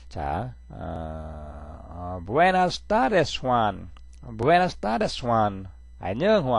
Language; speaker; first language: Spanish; non-native, fluent; Korean